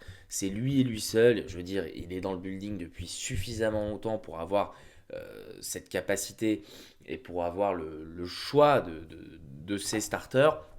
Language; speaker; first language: French; native; French